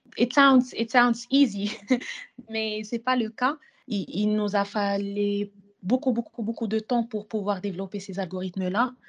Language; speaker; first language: French; non-native, local second language; Arabic